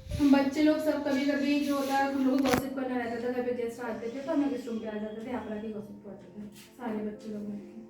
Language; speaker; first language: Hindi; non-native, local second language; Bangla